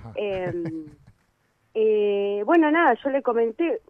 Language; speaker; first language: Spanish; native; Spanish